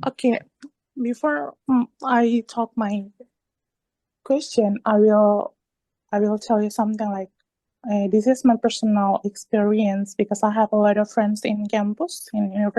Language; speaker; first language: English; non-native, learner; Indonesian